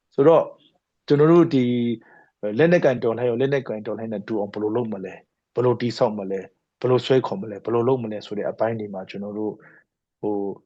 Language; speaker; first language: Burmese; non-native, local second language; Hakha Chin